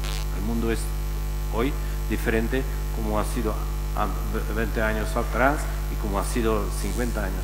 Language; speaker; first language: Spanish; non-native, fluent; Czech